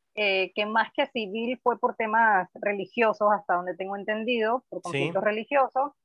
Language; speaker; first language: Spanish; native; Spanish